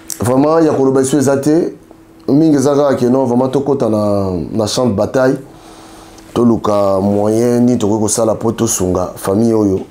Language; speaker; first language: Lingala; native; Lingala